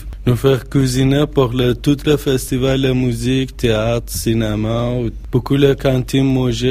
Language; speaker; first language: French; non-native, learner; Persian